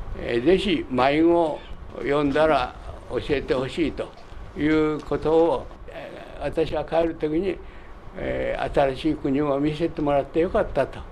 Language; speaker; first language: Japanese; native; Japanese